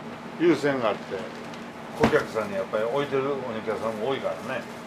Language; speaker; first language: Japanese; native; Japanese